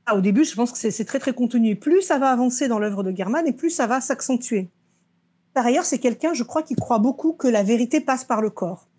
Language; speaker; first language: French; early bilingual, other home language; Russian